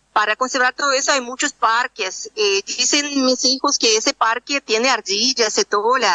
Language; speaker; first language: Spanish; non-native, fluent; Russian